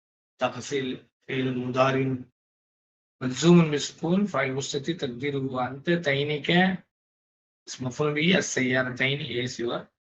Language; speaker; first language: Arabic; non-native, fluent; Tamil